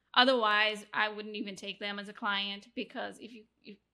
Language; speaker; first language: English; non-native, fluent; Portuguese